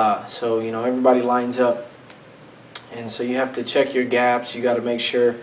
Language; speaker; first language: English; native; English